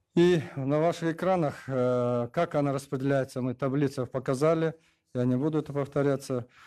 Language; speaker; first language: Russian; non-native, local second language; Kyrgyz